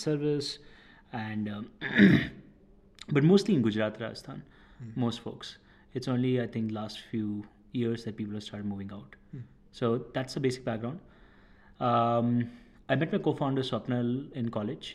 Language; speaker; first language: English; non-native, local second language; Hindi